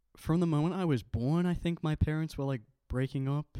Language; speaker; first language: English; native; English